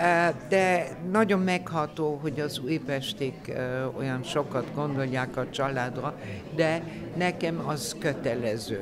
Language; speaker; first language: Hungarian; non-native, fluent; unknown